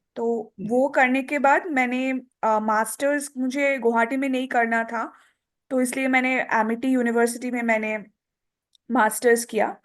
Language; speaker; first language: Hindi; non-native, local second language; Assamese